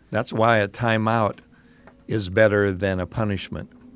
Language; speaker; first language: English; native; English